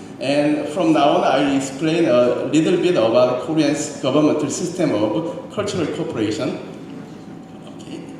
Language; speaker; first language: English; non-native, learner; Korean